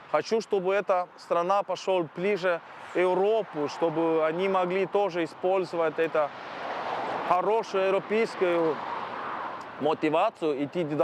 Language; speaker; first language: Ukrainian; non-native, learner; Russian